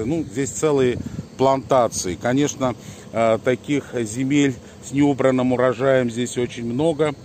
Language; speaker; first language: Russian; native; Russian